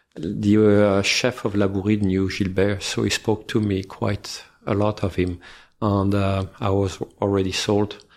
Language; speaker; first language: English; non-native, fluent; French